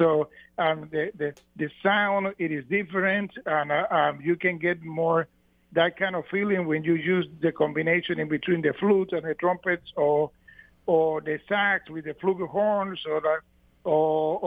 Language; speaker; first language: English; non-native, fluent; Spanish